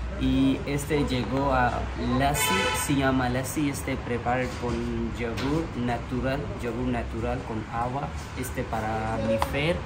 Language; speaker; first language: Spanish; non-native, learner; Urdu